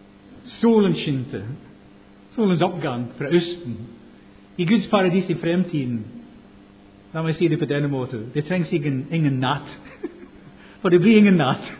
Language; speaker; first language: Swedish; non-native, fluent; English